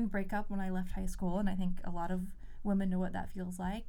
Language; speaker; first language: English; native; English